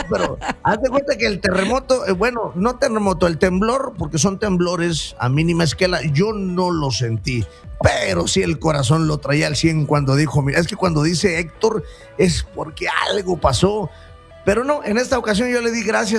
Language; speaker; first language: Spanish; native; Spanish